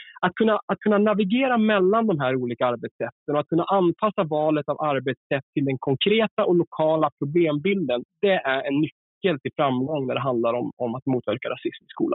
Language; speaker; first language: Swedish; native; Swedish